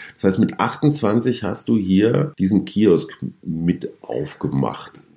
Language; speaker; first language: German; native; German